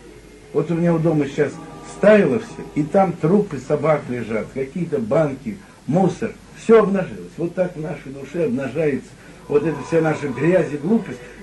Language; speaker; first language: Russian; native; Russian